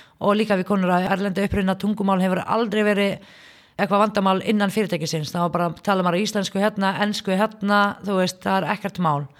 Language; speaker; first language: Icelandic; non-native, fluent; Arabic